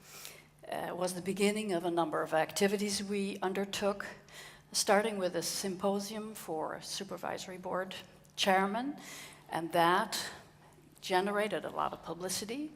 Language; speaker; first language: English; non-native, fluent; Dutch